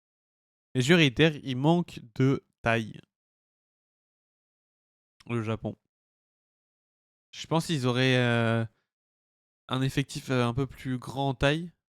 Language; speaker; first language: French; native; French